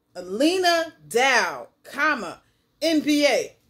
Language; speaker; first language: English; native; English